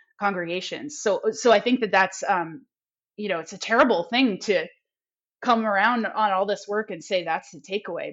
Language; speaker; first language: English; native; English